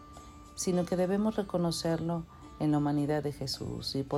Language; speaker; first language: Spanish; native; Spanish